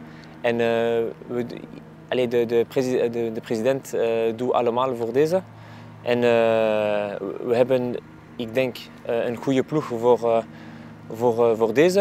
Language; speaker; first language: Dutch; non-native, local second language; Spanish